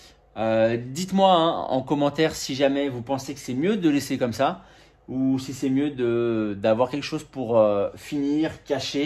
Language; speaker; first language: French; native; French